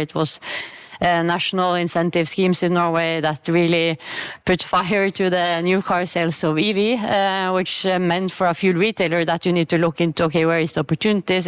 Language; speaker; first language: English; non-native, fluent; Norwegian